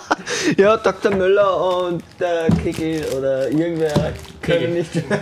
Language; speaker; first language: German; native; German